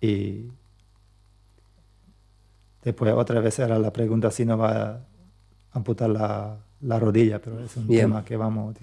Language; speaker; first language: Spanish; non-native, local second language; Plautdietsch